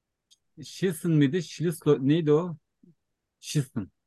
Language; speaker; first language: German; non-native, learner; Turkish